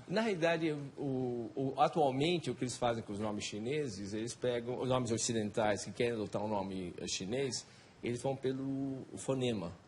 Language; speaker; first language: Portuguese; non-native, fluent; Chinese